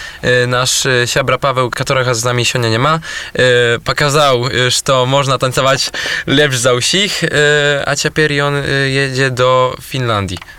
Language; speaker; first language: Polish; non-native, learner; Belarusian